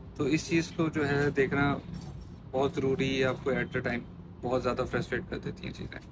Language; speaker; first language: Urdu; native; Urdu